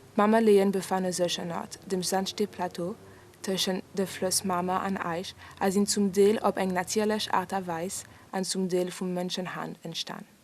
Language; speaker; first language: Luxembourgish; non-native, learner; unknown